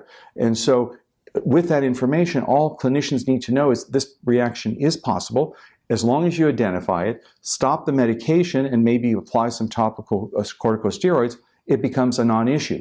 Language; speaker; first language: English; native; English